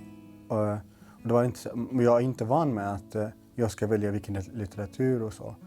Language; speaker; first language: Swedish; non-native, local second language; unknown